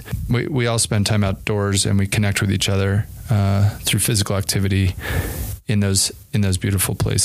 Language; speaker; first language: English; native; English